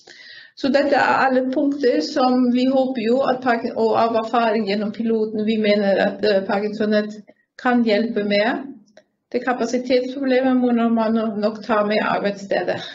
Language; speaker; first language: Norwegian; non-native, fluent; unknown